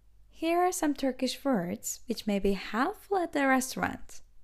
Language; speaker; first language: English; non-native, fluent; Turkish